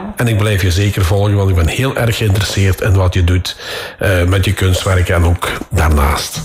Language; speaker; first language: Dutch; native; Dutch